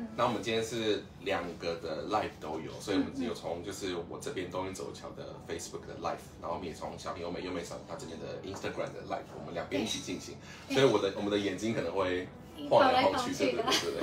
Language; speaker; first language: Chinese; native; Chinese